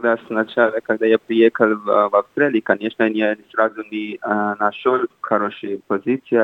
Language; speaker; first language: Russian; non-native, fluent; Hindi